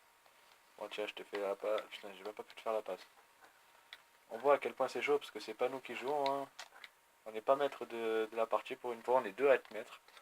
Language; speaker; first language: French; native; French